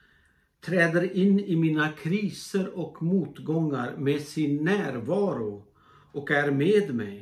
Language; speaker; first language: Swedish; non-native, fluent; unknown